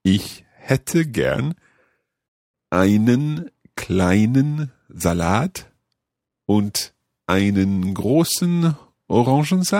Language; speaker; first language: German; non-native, learner; English